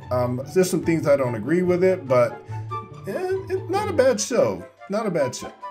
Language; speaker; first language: English; native; English